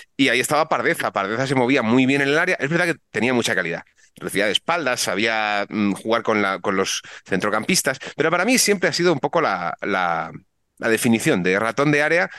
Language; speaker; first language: Spanish; native; Spanish